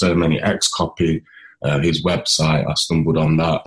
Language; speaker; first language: English; native; English